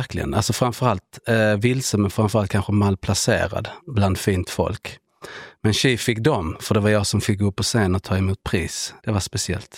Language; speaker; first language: Swedish; native; Swedish